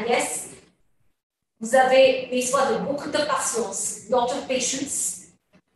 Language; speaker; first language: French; non-native, fluent; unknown